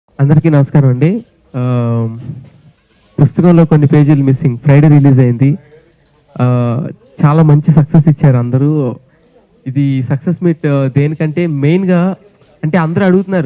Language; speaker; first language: Telugu; native; Telugu